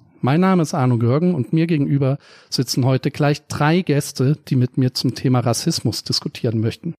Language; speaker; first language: German; native; German